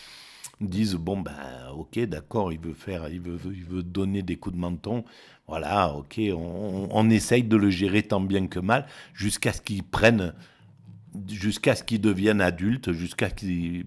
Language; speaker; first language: French; native; French